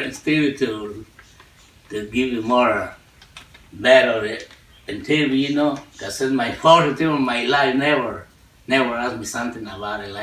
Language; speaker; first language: English; non-native, learner; Spanish